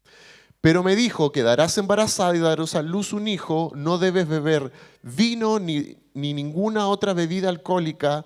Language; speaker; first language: Spanish; native; Spanish